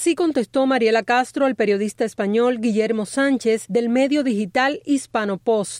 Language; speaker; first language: Spanish; native; Spanish